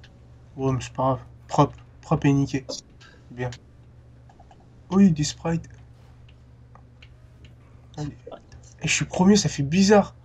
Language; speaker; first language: French; native; French